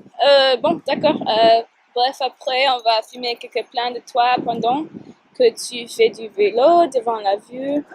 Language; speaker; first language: French; non-native, learner; English